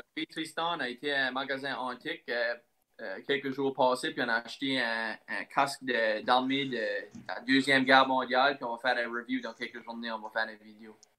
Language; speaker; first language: French; native; French